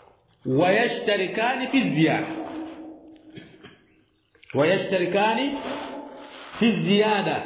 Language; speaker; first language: Arabic; non-native, fluent; Swahili